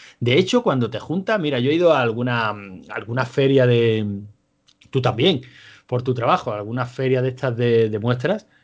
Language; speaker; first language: Spanish; native; Spanish